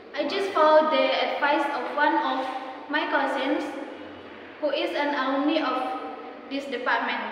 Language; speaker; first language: English; non-native, learner; Indonesian